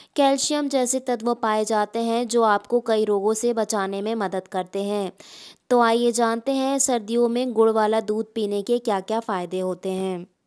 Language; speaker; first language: Hindi; native; Hindi